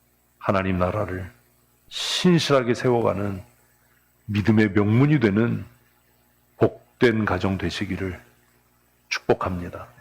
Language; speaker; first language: Korean; native; Korean